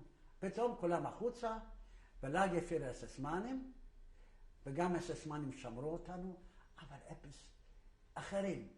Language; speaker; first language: Hebrew; non-native, fluent; Polish